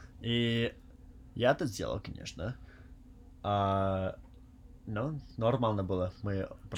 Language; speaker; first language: Russian; non-native, learner; English